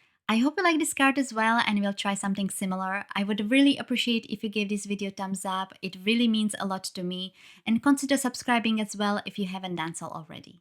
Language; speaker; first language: English; non-native, fluent; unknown